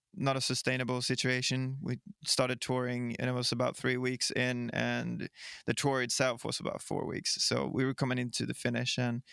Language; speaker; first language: English; non-native, fluent; Swedish